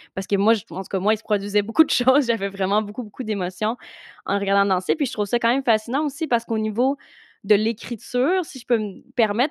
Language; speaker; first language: French; native; French